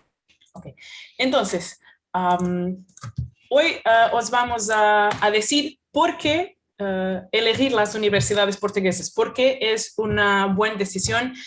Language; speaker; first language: Spanish; non-native, fluent; Portuguese